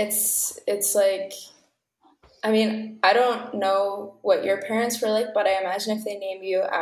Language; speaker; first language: English; native; English